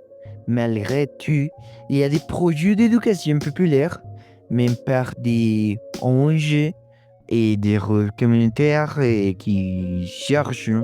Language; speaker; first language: French; non-native, learner; Spanish